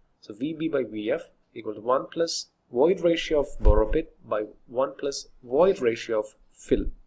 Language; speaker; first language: English; non-native, local second language; Malayalam